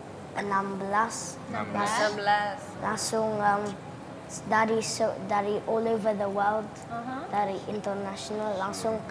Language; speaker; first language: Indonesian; early bilingual, heritage; English